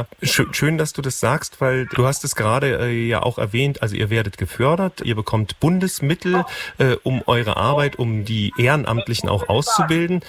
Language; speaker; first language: German; native; German